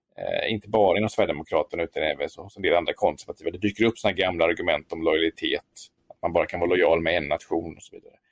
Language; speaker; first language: Swedish; native; Swedish